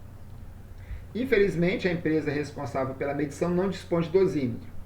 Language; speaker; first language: Portuguese; native; Portuguese